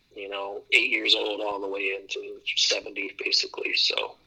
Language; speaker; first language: English; native; English